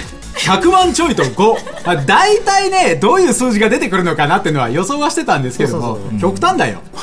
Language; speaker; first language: Japanese; native; Japanese